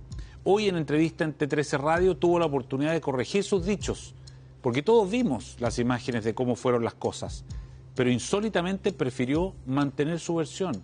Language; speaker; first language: Spanish; native; Spanish